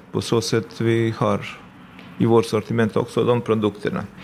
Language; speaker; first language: Swedish; non-native, fluent; Bosnian